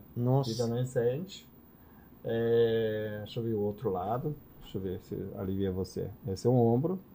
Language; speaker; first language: Portuguese; non-native, fluent; Chinese